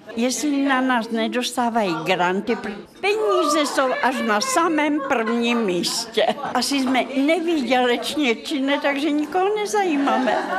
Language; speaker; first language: Czech; non-native, fluent; Russian